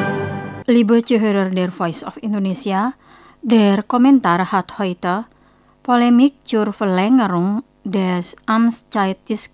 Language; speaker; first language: German; non-native, fluent; Indonesian